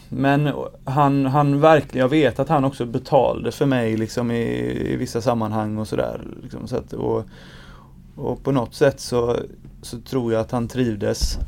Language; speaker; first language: Swedish; native; Swedish